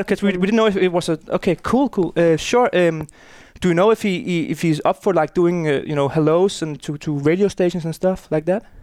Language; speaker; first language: English; non-native, fluent; Danish